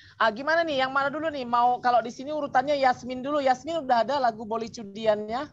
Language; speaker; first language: Indonesian; native; Indonesian